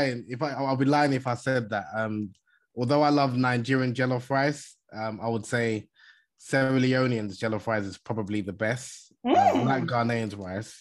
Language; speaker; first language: English; native; English